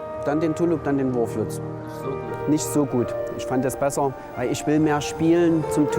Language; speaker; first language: German; native; German